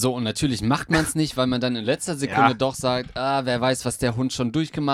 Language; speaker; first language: German; native; German